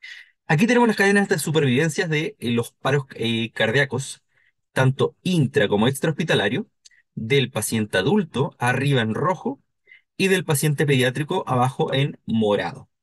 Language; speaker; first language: Spanish; native; Spanish